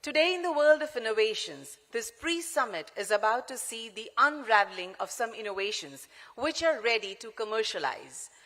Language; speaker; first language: English; non-native, local second language; Gujarati